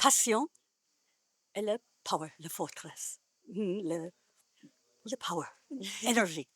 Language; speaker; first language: French; non-native, learner; Japanese